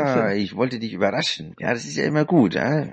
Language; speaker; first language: German; native; German